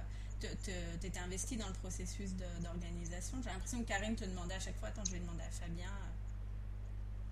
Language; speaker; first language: French; native; French